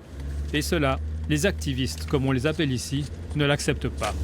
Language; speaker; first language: French; native; French